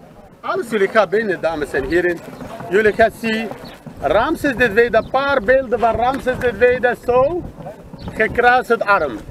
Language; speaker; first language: Dutch; non-native, learner; Arabic